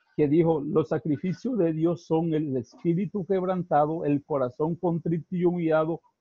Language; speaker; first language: Spanish; native; Spanish